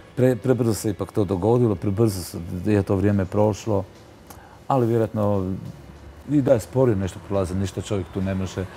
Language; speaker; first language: Croatian; native; Croatian